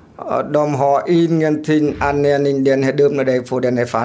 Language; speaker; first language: Swedish; non-native, learner; Vietnamese